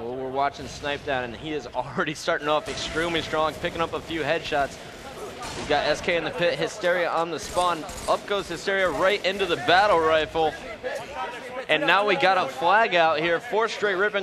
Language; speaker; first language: English; native; English